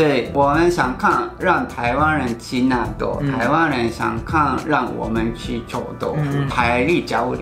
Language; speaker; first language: Chinese; non-native, fluent; Japanese